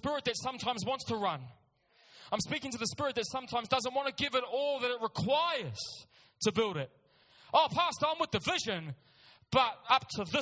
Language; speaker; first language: English; native; English